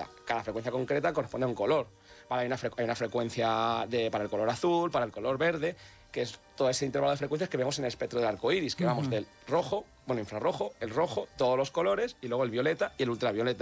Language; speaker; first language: Spanish; native; Spanish